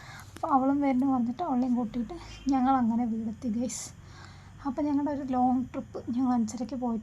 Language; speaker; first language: Malayalam; native; Malayalam